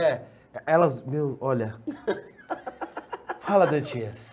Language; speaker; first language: Portuguese; native; Portuguese